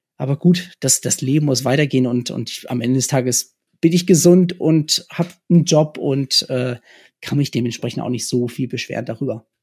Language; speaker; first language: German; early bilingual, other home language; English